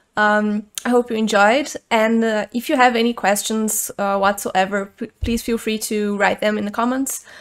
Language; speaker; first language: English; non-native, fluent; Portuguese